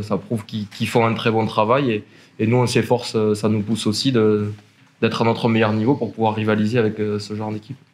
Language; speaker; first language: French; native; French